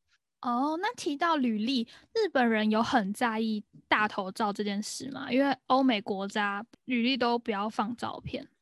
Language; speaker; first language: Chinese; native; Chinese